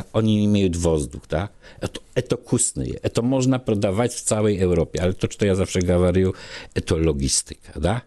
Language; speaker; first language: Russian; non-native, learner; Polish